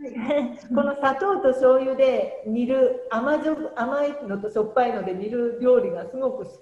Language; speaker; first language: Japanese; non-native, fluent; Indonesian